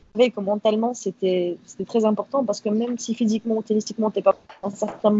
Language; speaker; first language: French; non-native, local second language; Arabic